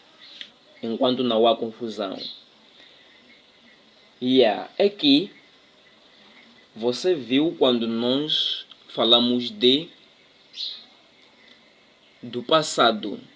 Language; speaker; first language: Portuguese; non-native, local second language; Tsonga